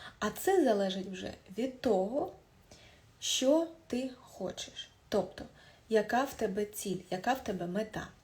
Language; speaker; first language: Ukrainian; non-native, local second language; Russian